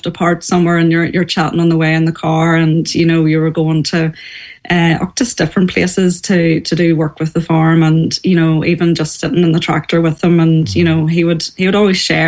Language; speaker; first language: English; native; English